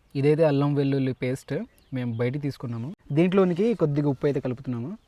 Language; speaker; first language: Telugu; native; Telugu